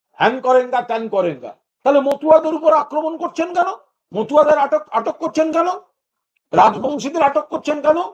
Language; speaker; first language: Bangla; native; Bangla